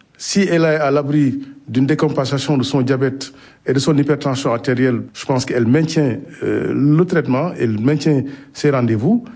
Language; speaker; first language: French; non-native, local second language; Wolof